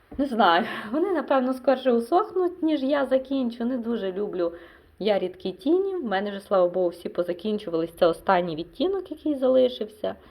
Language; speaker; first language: Ukrainian; non-native, local second language; Russian